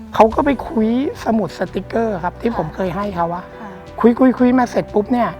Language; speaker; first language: Thai; native; Thai